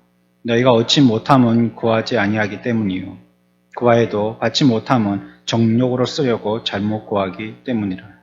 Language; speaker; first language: Korean; native; Korean